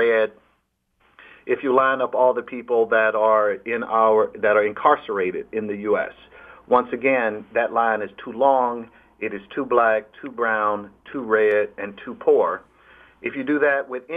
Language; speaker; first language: English; native; English